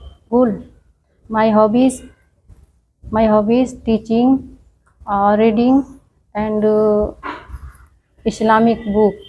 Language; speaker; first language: English; non-native, learner; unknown